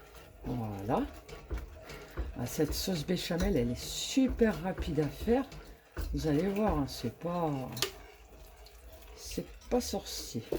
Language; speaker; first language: French; native; French